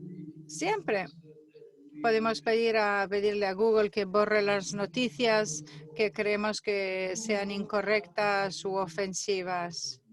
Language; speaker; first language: Spanish; non-native, fluent; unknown